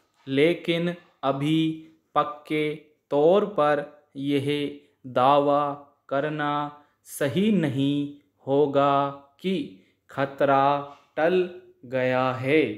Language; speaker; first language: Hindi; native; Hindi